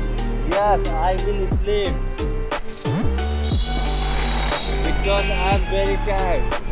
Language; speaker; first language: English; non-native, learner; Hindi